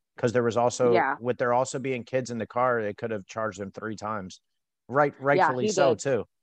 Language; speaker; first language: English; native; English